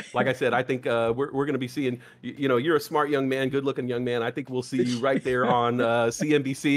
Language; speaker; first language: English; native; English